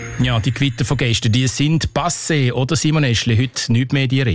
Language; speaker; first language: German; native; German